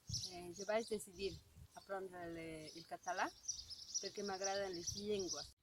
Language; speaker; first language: Catalan; non-native, learner; Spanish